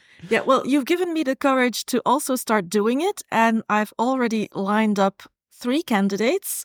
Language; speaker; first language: English; non-native, fluent; Dutch